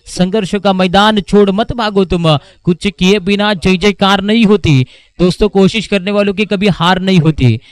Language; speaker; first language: Hindi; non-native, local second language; Marathi